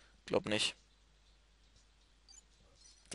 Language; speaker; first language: German; native; German